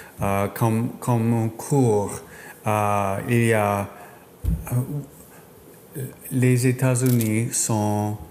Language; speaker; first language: French; non-native, learner; English